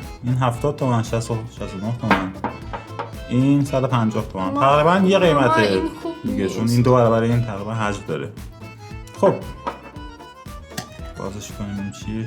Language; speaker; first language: Persian; native; Persian